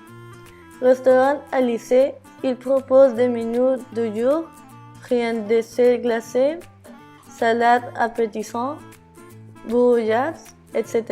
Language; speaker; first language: French; non-native, learner; Spanish